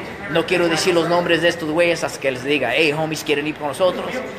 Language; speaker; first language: Spanish; early bilingual, other home language; English